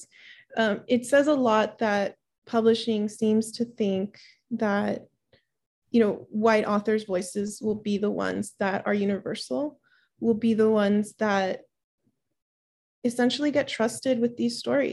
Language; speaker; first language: English; early bilingual, other home language; Spanish